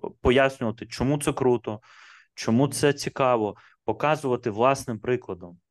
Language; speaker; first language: Ukrainian; non-native, local second language; Russian